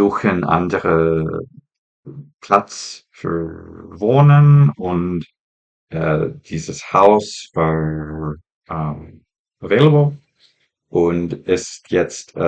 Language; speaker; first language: German; non-native, learner; English